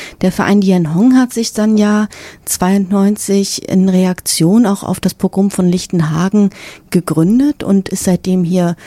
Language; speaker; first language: German; native; German